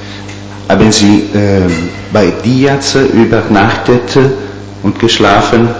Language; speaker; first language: German; non-native, learner; Italian